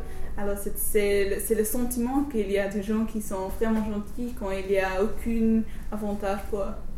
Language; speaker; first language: French; non-native, fluent; English